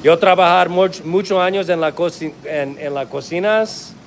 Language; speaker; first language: Spanish; non-native, learner; English